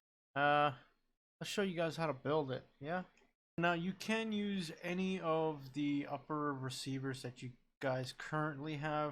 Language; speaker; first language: English; native; English